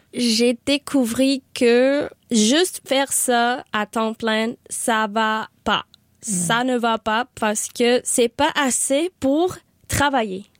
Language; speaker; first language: French; non-native, local second language; English